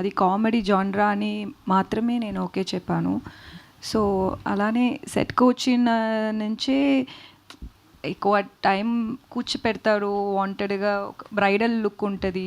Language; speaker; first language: Telugu; non-native, learner; Tamil